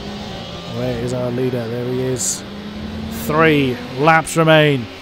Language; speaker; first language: English; native; English